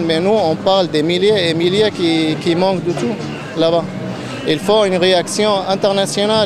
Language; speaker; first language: French; non-native, fluent; Arabic